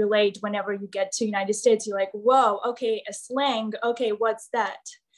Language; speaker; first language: English; non-native, fluent; Ukrainian